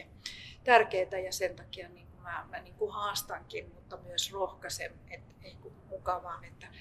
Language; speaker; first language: Finnish; native; Finnish